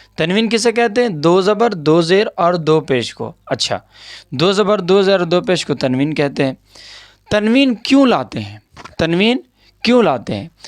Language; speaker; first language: Urdu; native; Urdu